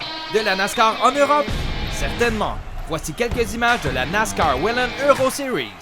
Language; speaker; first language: French; native; French